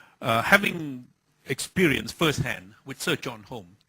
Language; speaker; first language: English; non-native, fluent; Thai